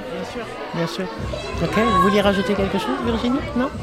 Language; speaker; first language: French; native; French